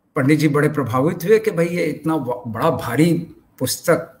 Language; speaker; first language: Hindi; native; Hindi